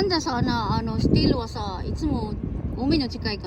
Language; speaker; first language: Japanese; non-native, learner; Filipino